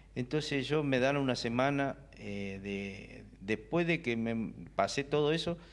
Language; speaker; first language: Spanish; native; Spanish